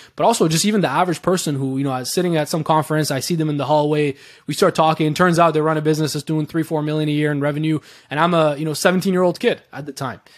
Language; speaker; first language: English; early bilingual, other home language; Persian